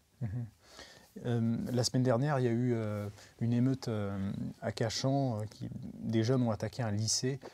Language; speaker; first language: French; native; French